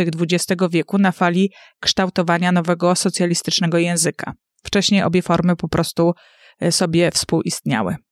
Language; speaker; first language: Polish; native; Polish